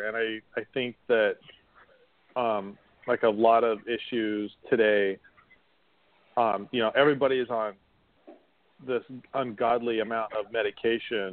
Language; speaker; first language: English; native; English